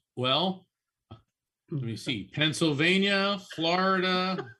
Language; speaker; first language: English; early bilingual, other home language; Italian